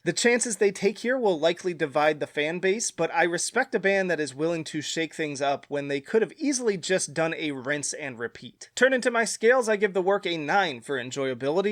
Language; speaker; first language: English; native; English